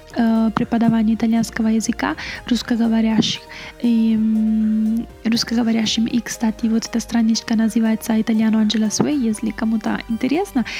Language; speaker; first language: Russian; non-native, fluent; Italian